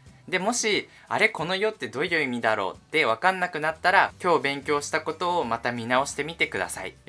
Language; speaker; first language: Japanese; native; Japanese